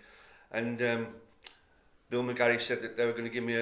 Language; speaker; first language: English; native; English